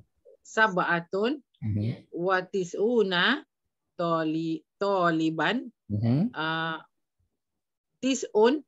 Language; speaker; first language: Arabic; non-native, learner; Malay